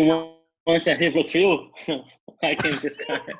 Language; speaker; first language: English; non-native, learner; Portuguese